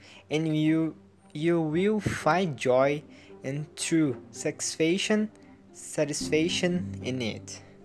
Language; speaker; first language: English; non-native, learner; Portuguese